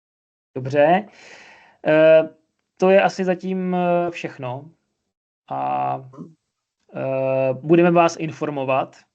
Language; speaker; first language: Czech; non-native, fluent; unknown